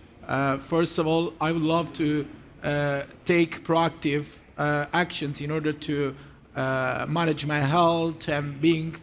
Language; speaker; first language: English; non-native, fluent; Italian